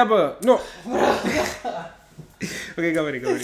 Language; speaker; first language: Russian; non-native, learner; English